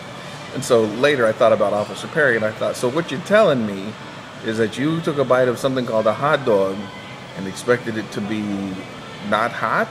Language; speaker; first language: English; native; English